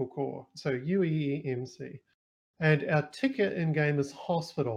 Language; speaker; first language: English; native; English